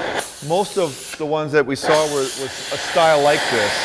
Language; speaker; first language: English; native; English